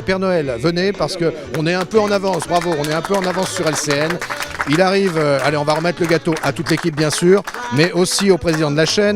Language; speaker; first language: French; native; French